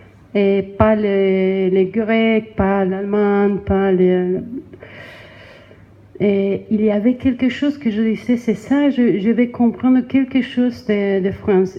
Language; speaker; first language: French; non-native, learner; Spanish